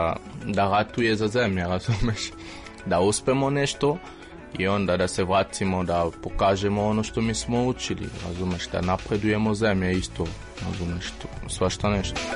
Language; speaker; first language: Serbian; non-native, fluent; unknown